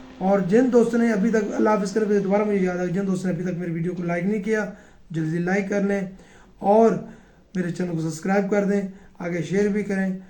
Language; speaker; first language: Urdu; native; Urdu